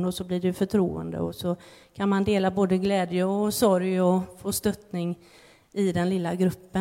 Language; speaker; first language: Swedish; native; Swedish